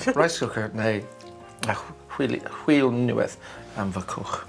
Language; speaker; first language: Welsh; non-native, learner; English